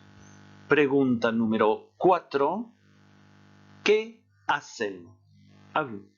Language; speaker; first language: Spanish; non-native, fluent; French